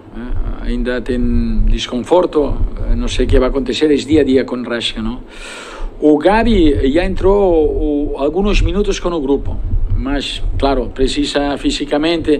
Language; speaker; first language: Portuguese; non-native, fluent; Spanish